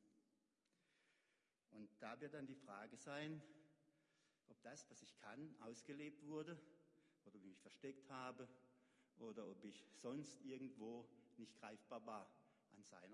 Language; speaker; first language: German; native; German